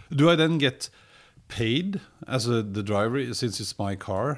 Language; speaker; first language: English; non-native, fluent; Norwegian